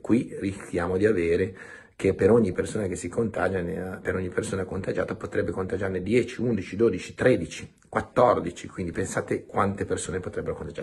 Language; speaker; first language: Italian; native; Italian